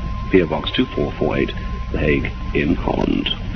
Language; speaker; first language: English; native; English